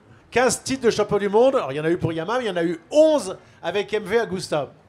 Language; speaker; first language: French; native; French